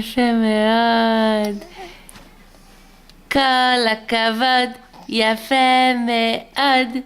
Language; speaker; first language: Hebrew; non-native, fluent; Portuguese